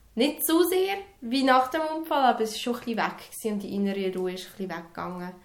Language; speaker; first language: German; early bilingual, other home language; Serbian